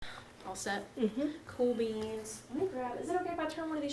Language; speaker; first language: English; native; English